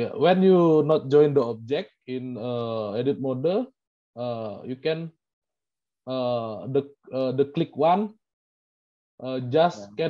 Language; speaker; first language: English; non-native, learner; Indonesian